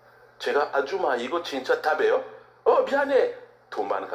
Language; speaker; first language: Korean; non-native, learner; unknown